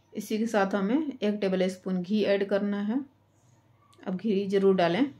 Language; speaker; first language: Hindi; native; Hindi